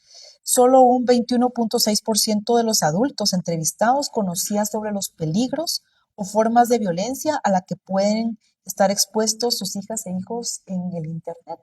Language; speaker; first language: Spanish; native; Spanish